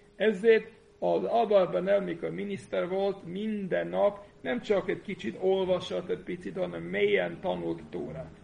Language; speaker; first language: Hungarian; non-native, fluent; English